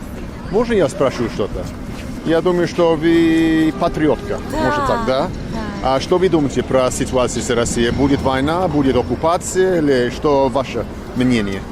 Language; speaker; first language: Russian; non-native, fluent; English